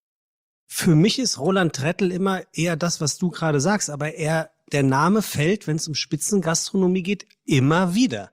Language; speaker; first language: German; native; German